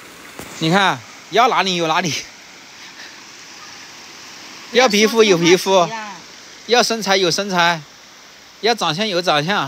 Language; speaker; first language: Chinese; native; Chinese